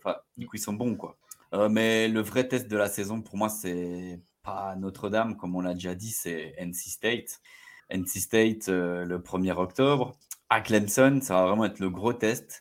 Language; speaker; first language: French; native; French